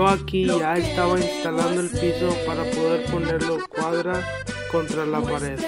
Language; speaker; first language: Spanish; non-native, learner; English